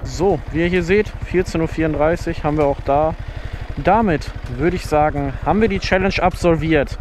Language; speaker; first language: German; native; German